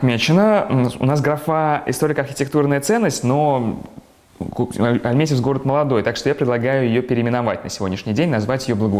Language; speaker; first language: Russian; native; Russian